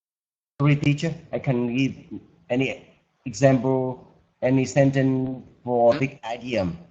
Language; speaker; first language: English; non-native, learner; Vietnamese